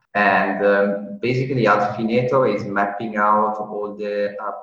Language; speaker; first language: English; non-native, fluent; Italian